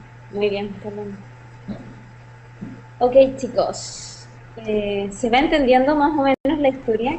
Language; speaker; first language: Spanish; native; Spanish